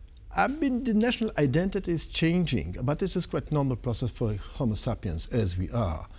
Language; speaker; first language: English; non-native, fluent; Polish